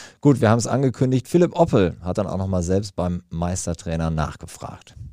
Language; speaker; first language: German; native; German